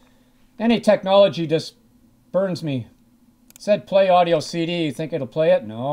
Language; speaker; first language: English; native; English